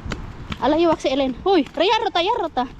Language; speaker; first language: Finnish; non-native, learner; Filipino